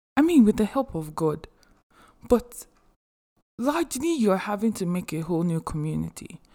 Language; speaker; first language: English; non-native, local second language; Yoruba